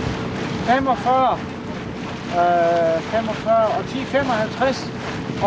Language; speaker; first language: Danish; native; Danish